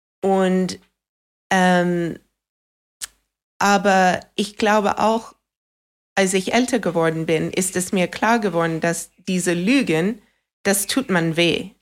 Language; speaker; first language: German; non-native, fluent; English